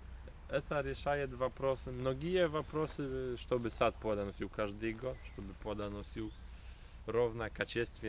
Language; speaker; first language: Russian; non-native, fluent; Polish